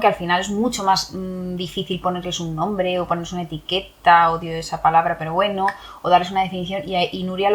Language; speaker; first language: Spanish; native; Spanish